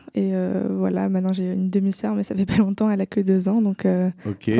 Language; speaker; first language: French; native; French